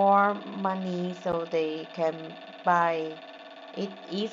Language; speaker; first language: English; non-native, learner; Vietnamese